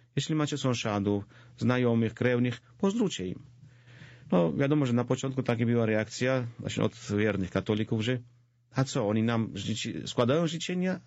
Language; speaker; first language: Polish; non-native, fluent; Georgian